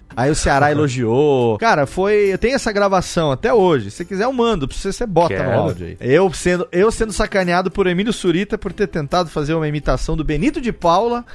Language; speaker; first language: Portuguese; native; Portuguese